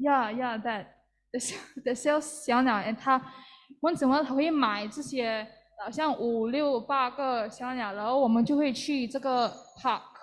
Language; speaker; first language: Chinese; early bilingual, heritage; Chinese